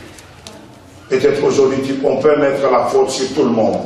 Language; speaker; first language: French; non-native, local second language; Lingala